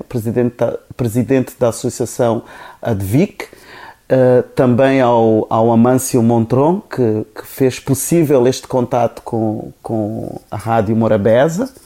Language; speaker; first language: Portuguese; non-native, local second language; Kabuverdianu